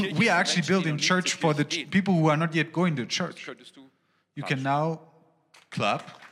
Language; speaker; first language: English; non-native, fluent; German